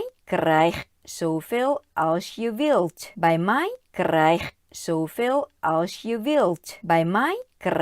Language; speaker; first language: Dutch; non-native, learner; Thai